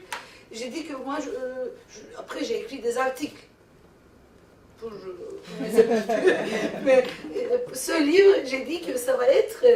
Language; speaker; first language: French; non-native, fluent; Turkish